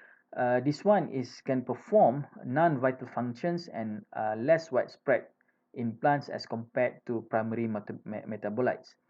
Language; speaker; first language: English; non-native, fluent; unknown